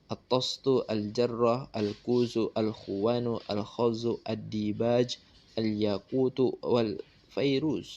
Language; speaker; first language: Arabic; non-native, fluent; Indonesian